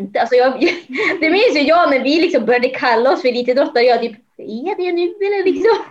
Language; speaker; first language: Swedish; native; Swedish